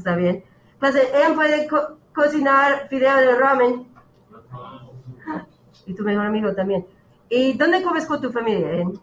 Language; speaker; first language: Spanish; non-native, learner; English